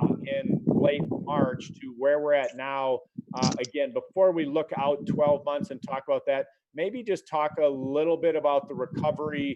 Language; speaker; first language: English; native; English